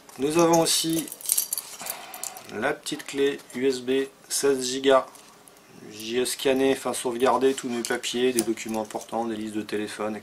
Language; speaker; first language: French; native; French